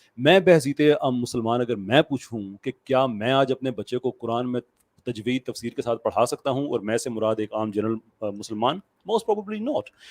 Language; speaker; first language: Urdu; native; Urdu